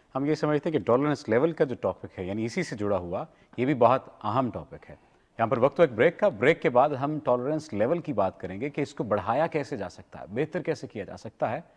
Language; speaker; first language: Urdu; native; Urdu